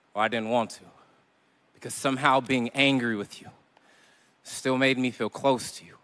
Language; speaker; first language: English; native; English